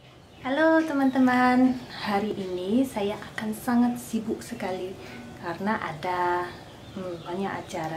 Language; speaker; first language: Indonesian; non-native, fluent; English